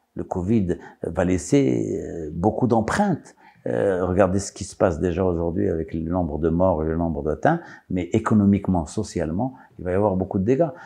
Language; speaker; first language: French; non-native, local second language; Arabic